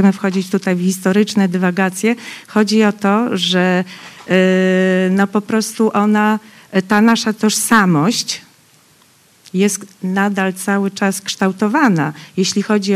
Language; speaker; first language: Polish; non-native, local second language; Rusyn